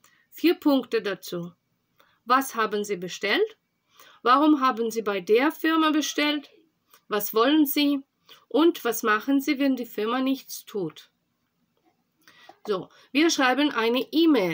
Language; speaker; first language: German; non-native, fluent; Russian